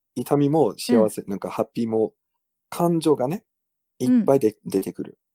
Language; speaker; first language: Japanese; non-native, fluent; English